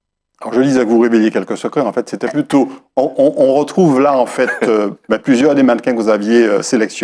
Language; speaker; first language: French; native; French